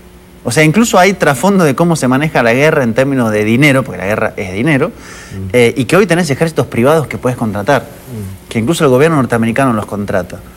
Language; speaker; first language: Spanish; native; Spanish